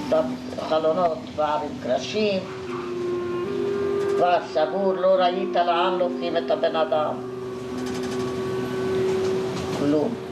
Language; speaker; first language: Hebrew; non-native, fluent; Hungarian